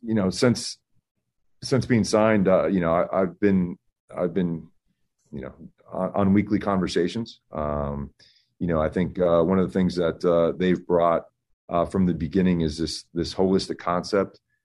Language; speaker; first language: English; early bilingual, other home language; Spanish